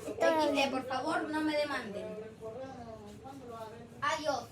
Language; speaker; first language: Spanish; native; Spanish